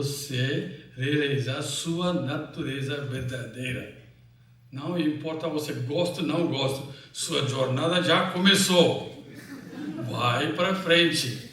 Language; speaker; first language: Portuguese; non-native, fluent; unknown